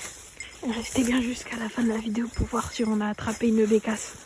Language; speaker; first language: French; native; French